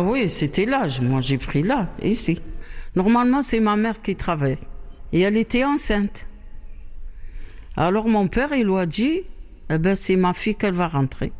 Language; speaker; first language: French; non-native, learner; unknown